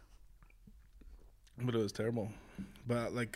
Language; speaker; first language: English; native; English